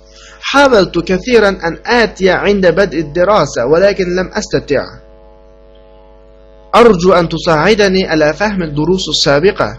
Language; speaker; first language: Arabic; non-native, fluent; Uyghur